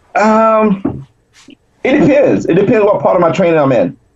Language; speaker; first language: English; native; English